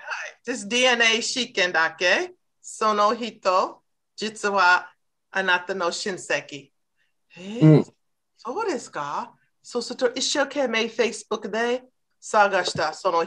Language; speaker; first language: Japanese; non-native, learner; English